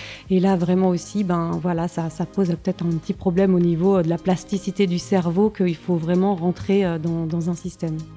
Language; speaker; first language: French; native; French